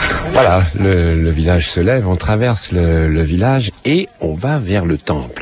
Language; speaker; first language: French; native; French